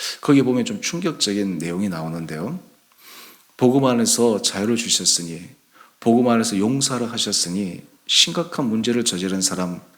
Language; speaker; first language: Korean; native; Korean